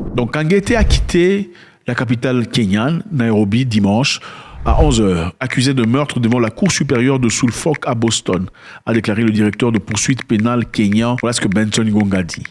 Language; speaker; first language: French; non-native, local second language; Lingala